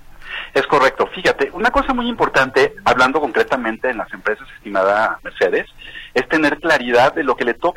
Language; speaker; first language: Spanish; native; Spanish